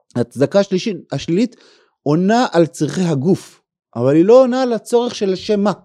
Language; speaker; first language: Hebrew; native; Hebrew